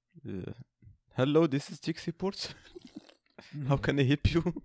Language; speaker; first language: English; non-native, fluent; Arabic